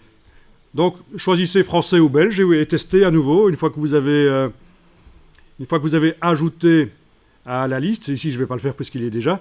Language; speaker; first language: French; native; French